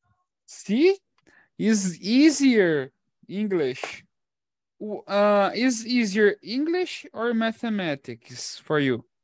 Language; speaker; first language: English; non-native, fluent; Portuguese